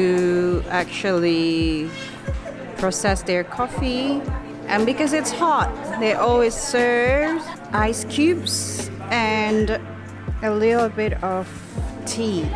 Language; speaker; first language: English; non-native, fluent; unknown